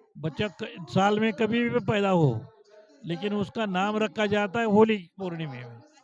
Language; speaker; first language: Hindi; non-native, local second language; Marathi